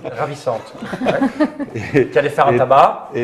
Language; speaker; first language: French; native; French